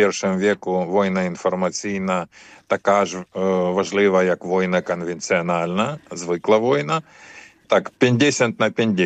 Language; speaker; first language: Polish; non-native, fluent; Ukrainian